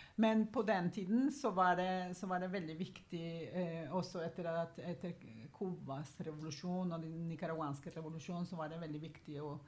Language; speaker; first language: Norwegian; non-native, fluent; Spanish